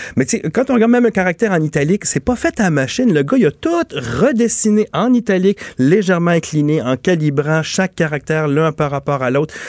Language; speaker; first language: French; native; French